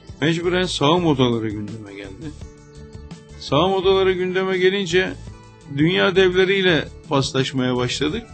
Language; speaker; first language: Turkish; native; Turkish